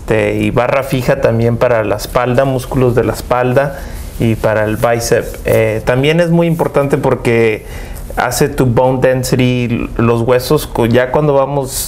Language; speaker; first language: Spanish; early bilingual, heritage; Spanish